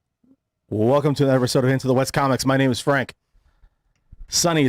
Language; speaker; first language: English; native; English